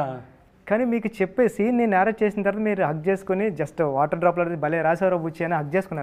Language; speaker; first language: Telugu; native; Telugu